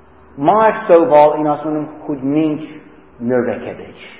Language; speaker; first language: Hungarian; non-native, fluent; English